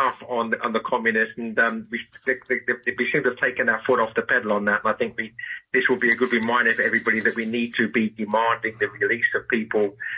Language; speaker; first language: English; native; English